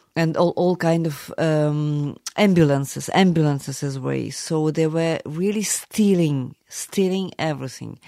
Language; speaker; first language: English; non-native, fluent; Ukrainian